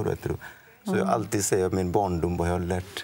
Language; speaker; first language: Swedish; non-native, fluent; Odia